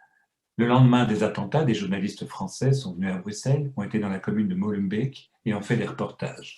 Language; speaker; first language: French; native; French